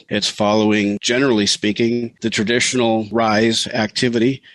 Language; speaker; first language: English; native; English